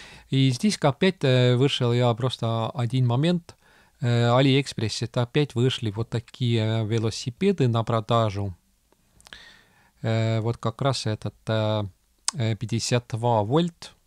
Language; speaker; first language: Russian; non-native, local second language; Estonian